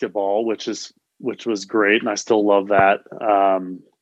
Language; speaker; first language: English; native; English